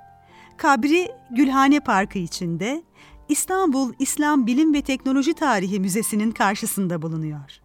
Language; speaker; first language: Turkish; native; Turkish